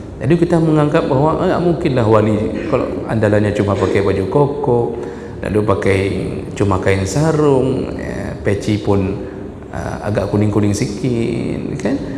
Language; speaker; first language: Malay; non-native, local second language; Achinese